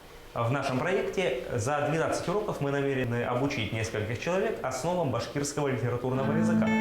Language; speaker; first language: Russian; native; Russian